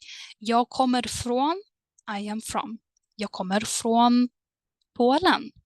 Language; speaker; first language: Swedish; non-native, fluent; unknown